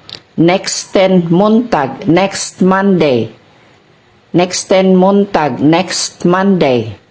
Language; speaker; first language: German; non-native, fluent; Cebuano